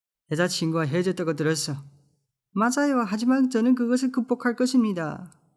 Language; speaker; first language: Korean; non-native, fluent; Chinese